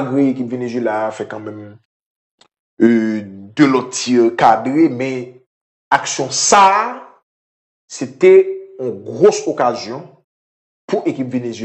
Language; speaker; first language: French; non-native, local second language; Haitian Creole